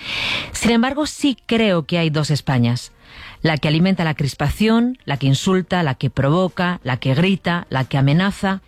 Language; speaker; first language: Spanish; native; Spanish